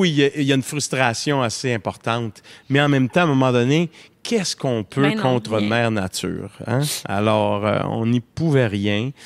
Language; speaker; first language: French; native; French